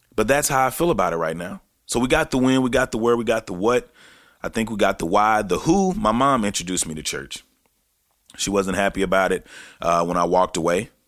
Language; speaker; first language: English; native; English